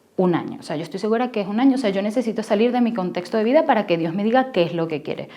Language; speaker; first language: Spanish; native; Spanish